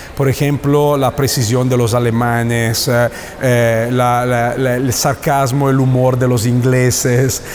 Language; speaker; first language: Spanish; non-native, fluent; Italian